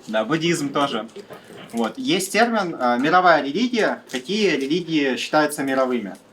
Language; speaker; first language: Russian; native; Russian